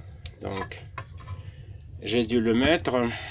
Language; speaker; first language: French; non-native, fluent; Russian